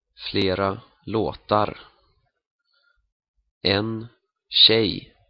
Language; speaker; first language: Swedish; native; Swedish